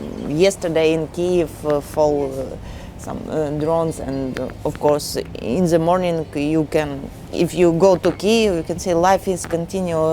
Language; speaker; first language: English; non-native, learner; Ukrainian